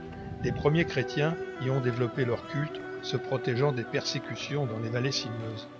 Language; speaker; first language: French; native; French